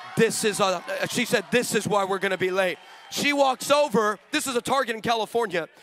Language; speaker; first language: English; native; English